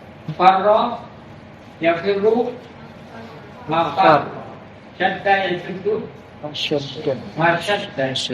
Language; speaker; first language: Arabic; non-native, fluent; Malay